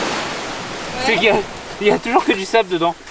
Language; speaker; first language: French; native; French